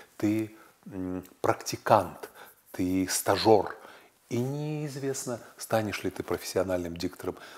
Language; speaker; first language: Russian; native; Russian